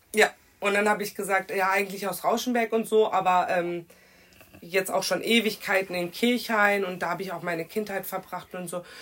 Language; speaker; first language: German; native; German